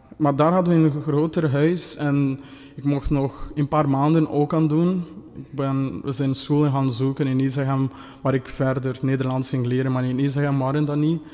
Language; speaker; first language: Dutch; non-native, fluent; Kinyarwanda